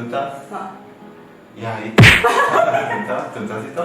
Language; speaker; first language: Indonesian; non-native, learner; Korean